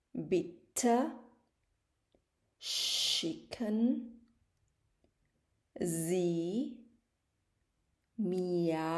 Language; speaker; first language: German; non-native, fluent; Thai